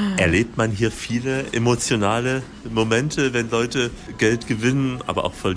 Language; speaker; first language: German; native; German